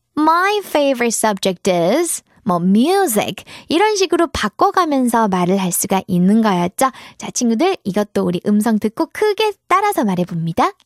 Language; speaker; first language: Korean; native; Korean